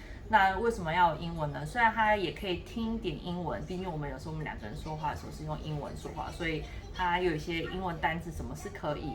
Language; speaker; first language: Chinese; non-native, local second language; Korean